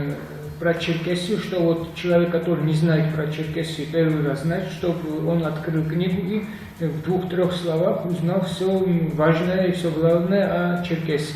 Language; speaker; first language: Russian; non-native, local second language; Georgian